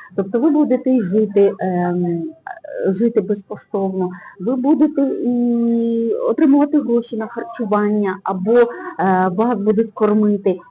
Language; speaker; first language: Ukrainian; native; Ukrainian